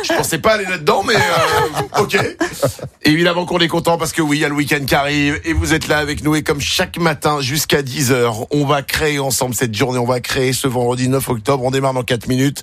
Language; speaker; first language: French; native; French